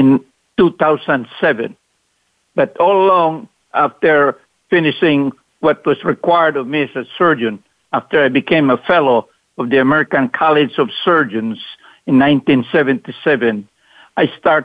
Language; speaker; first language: English; non-native, local second language; Cebuano